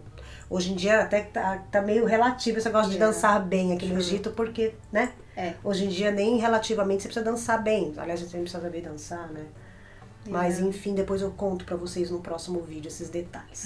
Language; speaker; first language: Portuguese; native; Portuguese